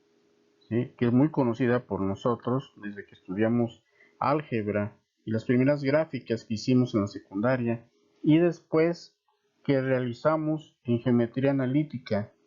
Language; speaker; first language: Spanish; native; Spanish